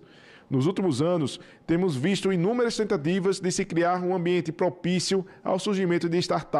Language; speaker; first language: Portuguese; native; Portuguese